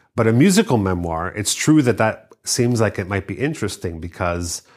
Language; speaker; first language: English; native; English